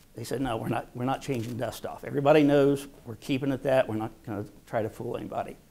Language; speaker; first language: English; native; English